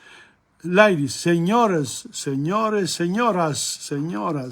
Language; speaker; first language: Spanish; non-native, learner; English